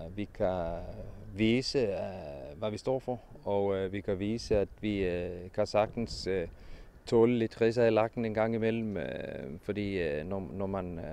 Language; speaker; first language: Danish; non-native, fluent; Icelandic